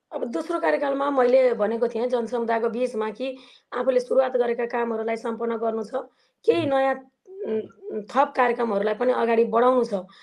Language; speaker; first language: Nepali; native; Nepali